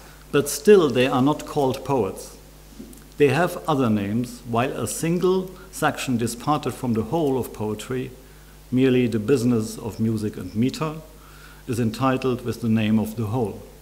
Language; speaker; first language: English; non-native, fluent; German